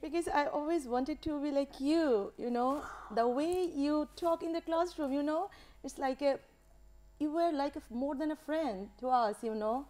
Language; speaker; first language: English; non-native, local second language; Bangla